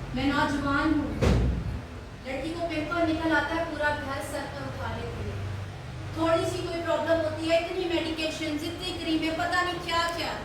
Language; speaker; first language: Urdu; native; Urdu